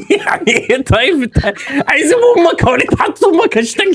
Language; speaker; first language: Arabic; native; Arabic